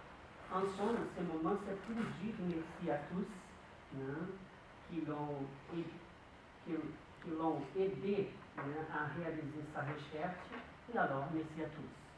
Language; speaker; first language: French; non-native, learner; Portuguese